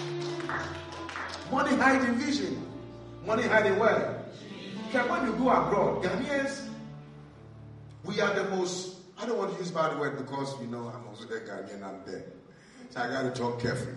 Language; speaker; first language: English; non-native, local second language; Akan